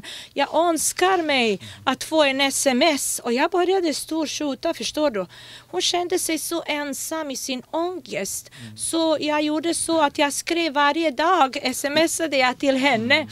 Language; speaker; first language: Swedish; non-native, fluent; Bosnian